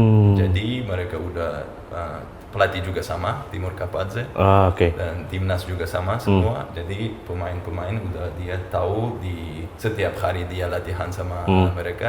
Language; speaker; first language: Indonesian; non-native, fluent; Uzbek